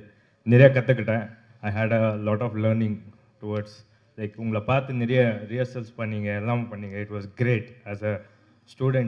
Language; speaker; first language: Tamil; non-native, local second language; Kannada